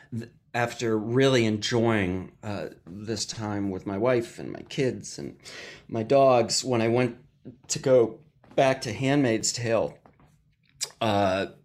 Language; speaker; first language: English; native; English